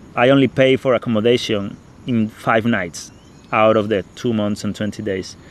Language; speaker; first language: English; non-native, fluent; Spanish